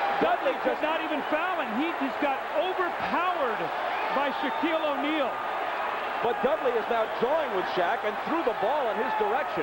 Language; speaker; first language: English; native; English